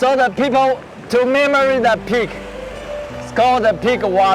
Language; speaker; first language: English; non-native, learner; Chinese